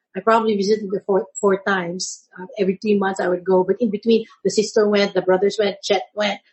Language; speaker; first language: English; non-native, local second language; Filipino